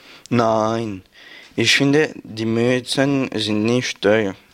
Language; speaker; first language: German; non-native, learner; French